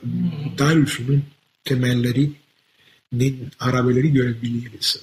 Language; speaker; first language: Turkish; non-native, fluent; Italian